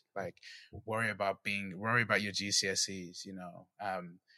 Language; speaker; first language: English; native; English